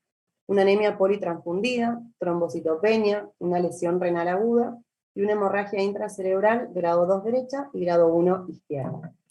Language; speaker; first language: Spanish; native; Spanish